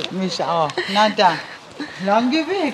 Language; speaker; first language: German; early bilingual, other home language; Turkish